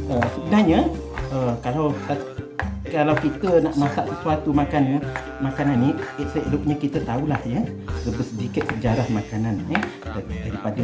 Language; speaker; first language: Malay; native; Malay